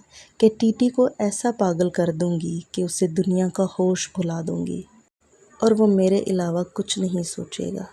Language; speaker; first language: Urdu; native; Urdu